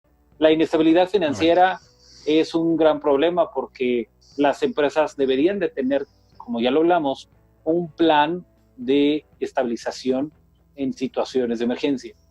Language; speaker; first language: Spanish; native; Spanish